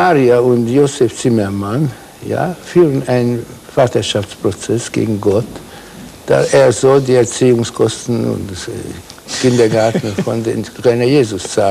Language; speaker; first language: German; non-native, fluent; Hungarian